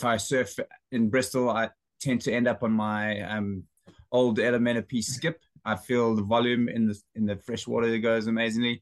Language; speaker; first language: English; native; English